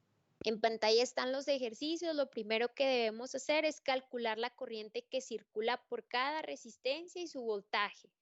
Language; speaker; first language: Spanish; native; Spanish